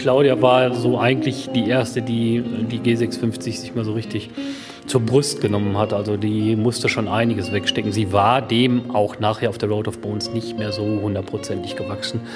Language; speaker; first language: German; native; German